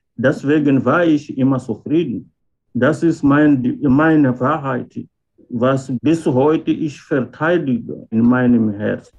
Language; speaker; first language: German; non-native, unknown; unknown